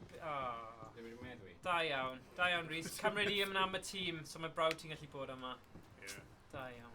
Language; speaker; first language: Welsh; non-native, local second language; English